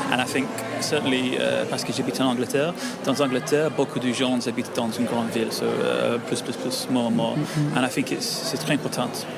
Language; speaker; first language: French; non-native, learner; English